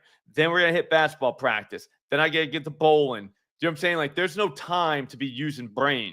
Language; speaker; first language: English; native; English